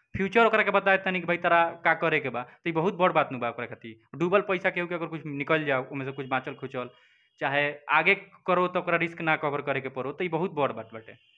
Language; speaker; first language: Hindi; native; Hindi